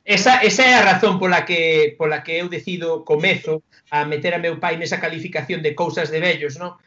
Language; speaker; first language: Galician; non-native, local second language; Spanish